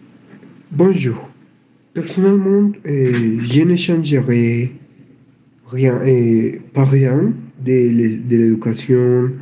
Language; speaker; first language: French; non-native, learner; Spanish